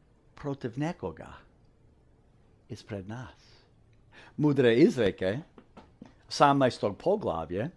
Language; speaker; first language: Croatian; early bilingual, heritage; English